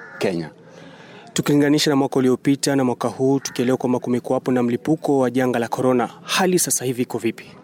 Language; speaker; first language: Swahili; native; Swahili